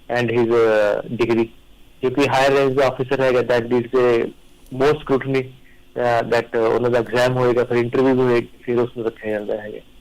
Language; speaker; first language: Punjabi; native; Punjabi